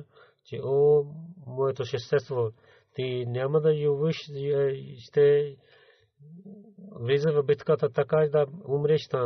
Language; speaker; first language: Bulgarian; non-native, fluent; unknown